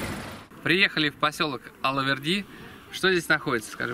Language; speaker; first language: Russian; native; Russian